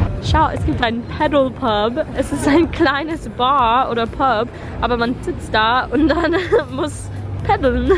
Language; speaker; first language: German; non-native, learner; English